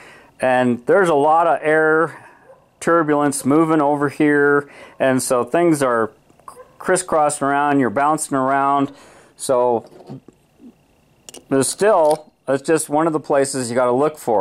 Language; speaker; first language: English; native; English